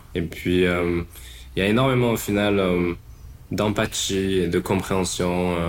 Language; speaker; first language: French; native; French